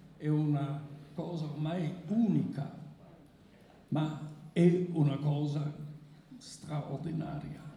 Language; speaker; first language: Italian; non-native, fluent; German